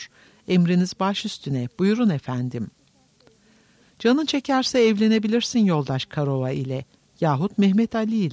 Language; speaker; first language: Turkish; native; Turkish